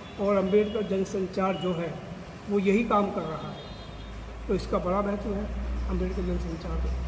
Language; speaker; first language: Hindi; native; Hindi